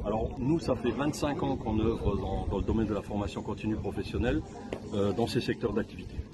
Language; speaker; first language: French; native; French